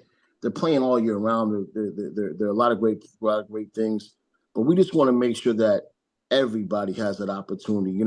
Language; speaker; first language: English; native; English